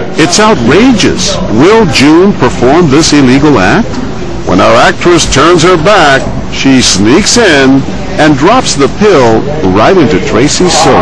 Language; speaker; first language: English; native; English